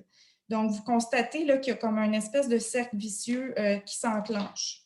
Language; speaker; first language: French; native; French